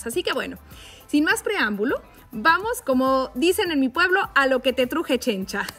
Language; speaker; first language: Spanish; native; Spanish